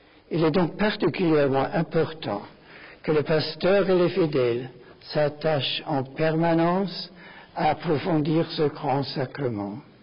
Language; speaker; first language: French; non-native, fluent; German